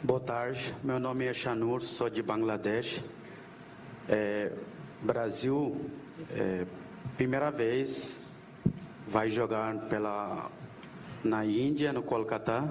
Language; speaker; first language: Portuguese; non-native, learner; Bangla